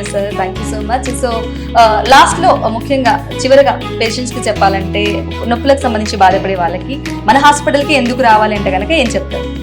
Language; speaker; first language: Telugu; native; Telugu